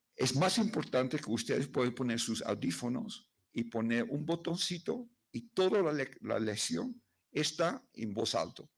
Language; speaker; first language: Spanish; non-native, fluent; Dutch